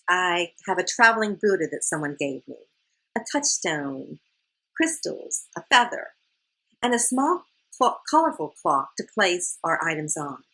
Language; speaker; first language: English; native; English